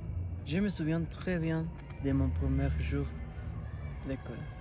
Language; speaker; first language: French; non-native, learner; Spanish